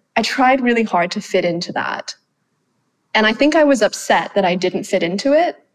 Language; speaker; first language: English; non-native, fluent; Thai